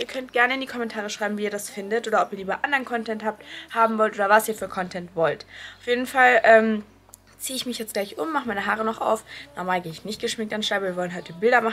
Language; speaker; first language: German; native; German